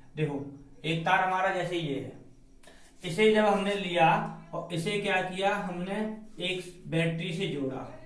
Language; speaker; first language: Hindi; native; Hindi